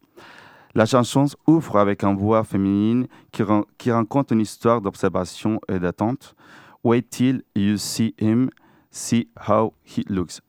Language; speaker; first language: French; non-native, fluent; Spanish